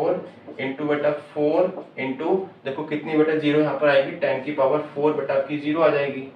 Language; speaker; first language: Hindi; native; Hindi